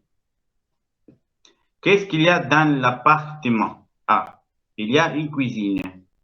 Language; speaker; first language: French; non-native, fluent; Spanish